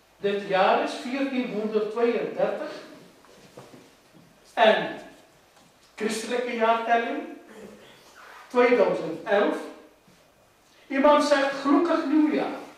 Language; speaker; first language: Dutch; non-native, fluent; Urdu